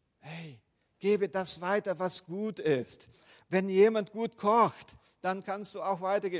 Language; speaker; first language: German; non-native, fluent; Portuguese